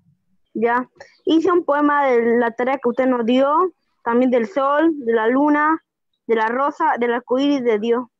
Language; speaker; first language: Spanish; native; Spanish